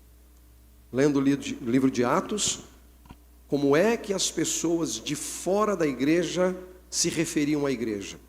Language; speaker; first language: Portuguese; native; Portuguese